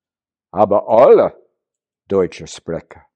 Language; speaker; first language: German; non-native, learner; English